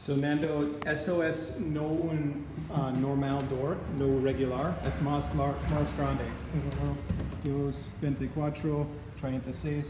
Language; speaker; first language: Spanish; non-native, learner; English